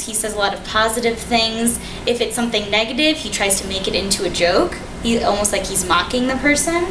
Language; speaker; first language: English; native; English